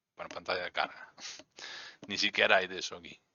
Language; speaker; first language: Spanish; native; Spanish